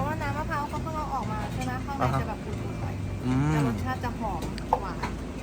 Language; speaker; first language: Thai; native; Thai